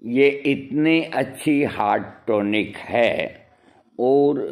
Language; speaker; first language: Hindi; native; Hindi